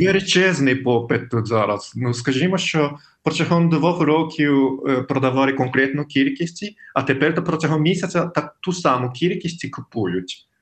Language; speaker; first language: Ukrainian; non-native, fluent; Japanese